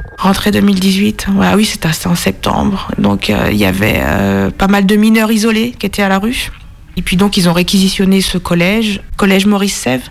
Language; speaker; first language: French; native; French